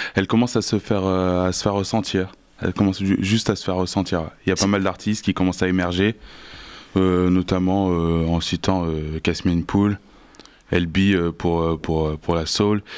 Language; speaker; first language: French; native; French